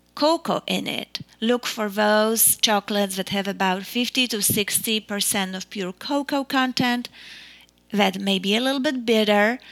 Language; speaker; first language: English; non-native, fluent; Polish